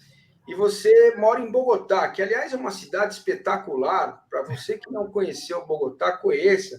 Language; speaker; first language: Portuguese; native; Portuguese